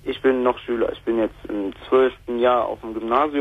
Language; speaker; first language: German; native; German